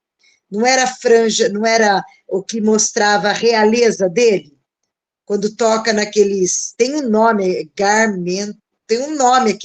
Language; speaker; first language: Portuguese; native; Portuguese